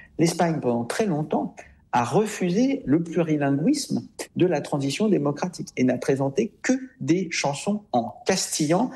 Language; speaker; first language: French; native; French